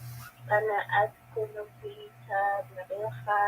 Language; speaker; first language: Arabic; non-native, learner; English